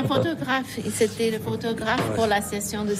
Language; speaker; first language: French; non-native, fluent; English